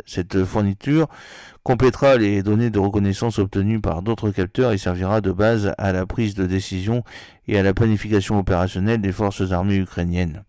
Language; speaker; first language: French; native; French